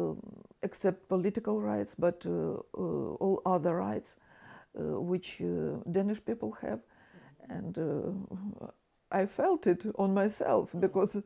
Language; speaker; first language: English; non-native, fluent; Ukrainian